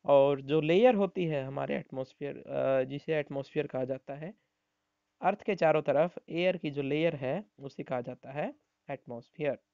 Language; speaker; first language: Hindi; native; Hindi